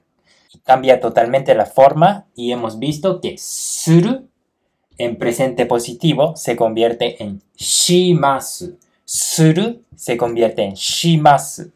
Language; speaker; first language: Spanish; non-native, fluent; Japanese